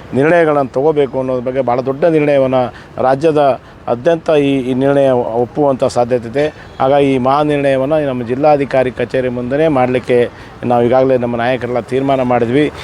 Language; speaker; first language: Kannada; non-native, local second language; Lambadi